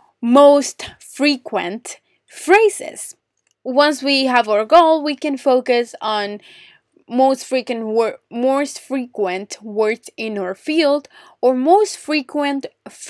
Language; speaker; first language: English; non-native, fluent; Spanish